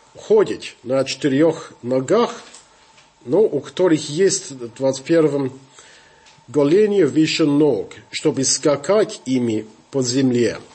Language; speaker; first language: Russian; non-native, fluent; English